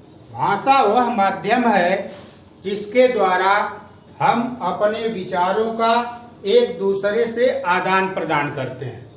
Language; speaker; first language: Hindi; native; Hindi